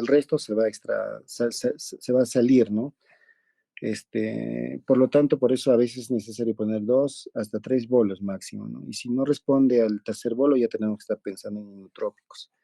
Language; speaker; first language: Spanish; native; Spanish